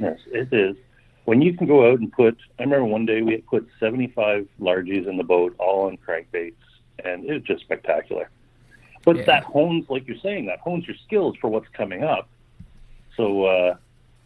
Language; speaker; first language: English; native; English